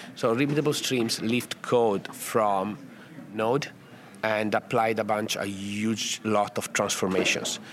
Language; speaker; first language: English; non-native, fluent; Italian